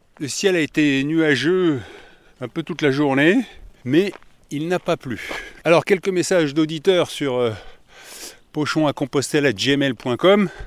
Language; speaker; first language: French; native; French